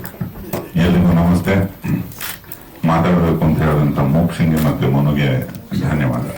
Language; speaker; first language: Kannada; native; Kannada